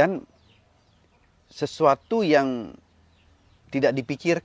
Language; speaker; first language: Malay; non-native, local second language; Balinese